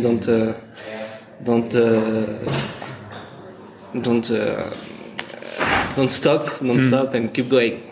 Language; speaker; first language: English; non-native, learner; French